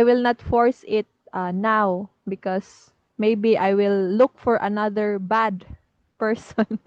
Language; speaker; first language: English; non-native, fluent; Filipino